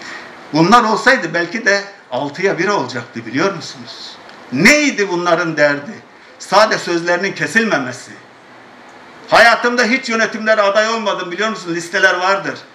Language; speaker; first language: Turkish; native; Turkish